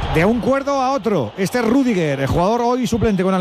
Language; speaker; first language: Spanish; native; Spanish